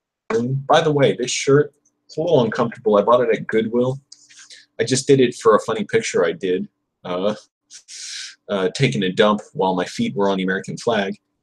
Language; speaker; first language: English; native; English